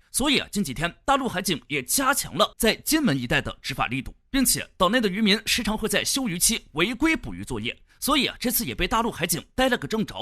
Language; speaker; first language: Chinese; native; Chinese